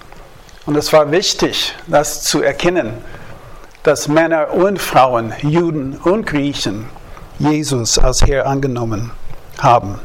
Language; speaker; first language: German; non-native, fluent; English